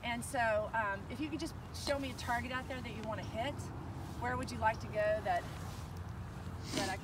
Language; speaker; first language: English; native; English